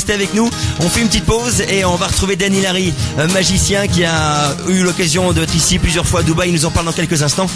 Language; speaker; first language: French; native; French